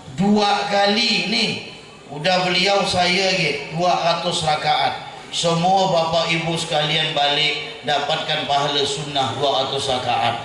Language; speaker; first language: Malay; native; Malay